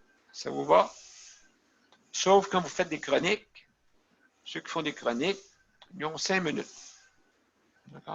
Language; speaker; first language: French; native; French